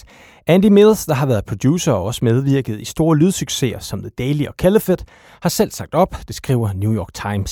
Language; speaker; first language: Danish; native; Danish